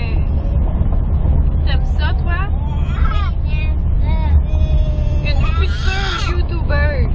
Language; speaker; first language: French; native; French